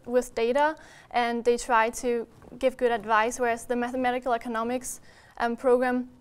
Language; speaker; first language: English; non-native, fluent; German